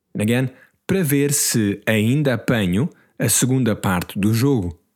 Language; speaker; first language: Portuguese; non-native, learner; English